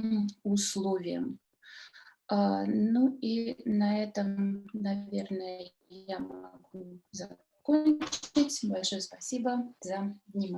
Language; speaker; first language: Russian; native; Russian